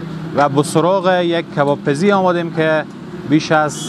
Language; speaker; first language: Persian; native; Persian